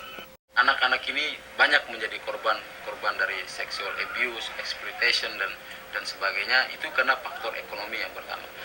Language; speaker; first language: Indonesian; native; Indonesian